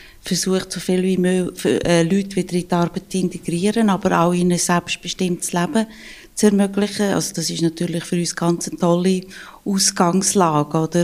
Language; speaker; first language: German; native; German